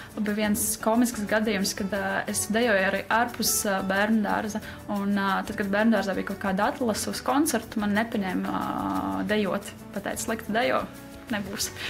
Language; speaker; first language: Latvian; non-native, local second language; Russian